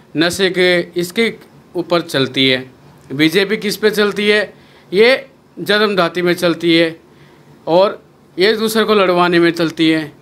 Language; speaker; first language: Hindi; native; Hindi